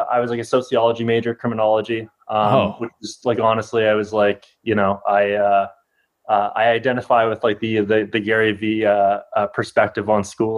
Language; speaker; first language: English; native; English